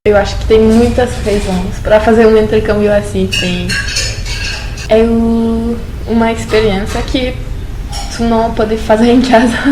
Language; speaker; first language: Portuguese; non-native, fluent; French